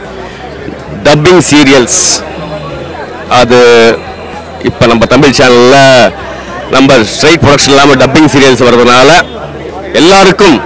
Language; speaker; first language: Tamil; non-native, local second language; Telugu